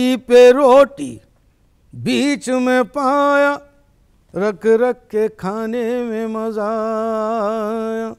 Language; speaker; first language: Hindi; native; Hindi